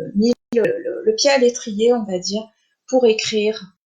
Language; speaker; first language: French; early bilingual, other home language; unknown